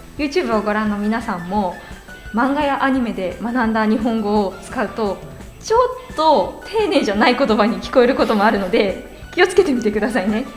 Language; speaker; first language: Japanese; native; Japanese